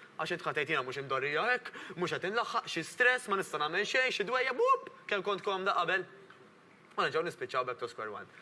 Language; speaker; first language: Maltese; native; Maltese